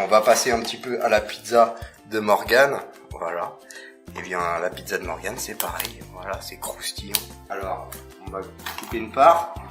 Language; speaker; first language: French; native; French